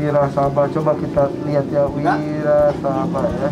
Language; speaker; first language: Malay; non-native, local second language; Sundanese